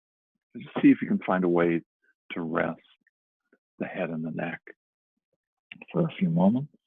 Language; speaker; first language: English; native; English